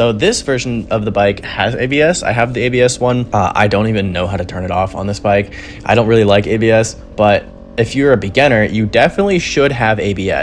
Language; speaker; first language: English; native; English